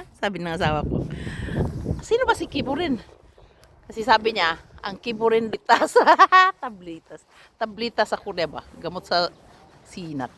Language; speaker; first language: Filipino; native; Filipino